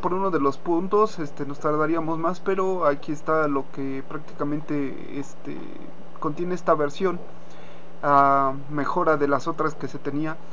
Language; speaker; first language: Spanish; native; Spanish